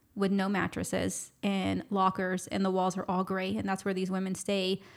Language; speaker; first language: English; native; English